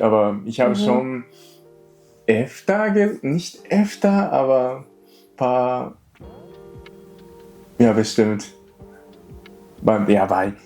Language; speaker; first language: German; non-native, learner; Japanese